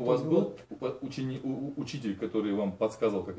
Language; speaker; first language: Russian; native; Russian